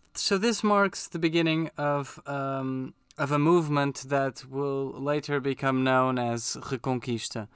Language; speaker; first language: English; non-native, fluent; Portuguese